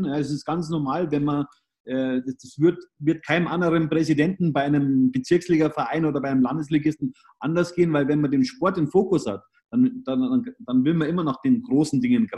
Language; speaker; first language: German; native; German